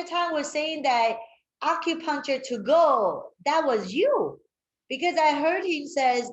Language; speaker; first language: English; non-native, fluent; Chinese